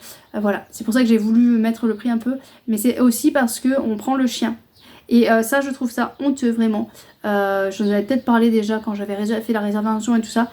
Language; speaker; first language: French; native; French